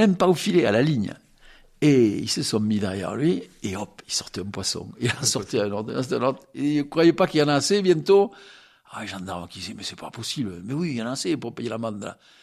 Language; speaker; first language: French; native; French